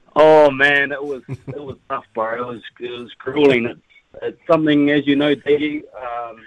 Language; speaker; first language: English; native; English